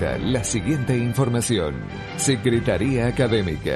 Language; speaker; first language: Spanish; native; Spanish